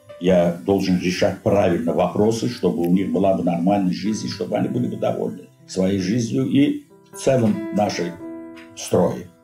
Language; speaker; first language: Russian; non-native, local second language; Azerbaijani